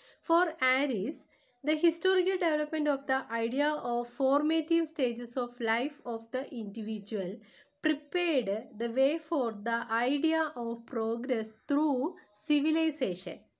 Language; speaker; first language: English; non-native, local second language; Malayalam